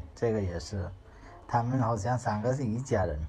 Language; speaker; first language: Chinese; non-native, learner; Hindi